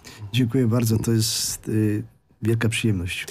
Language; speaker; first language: Polish; native; Polish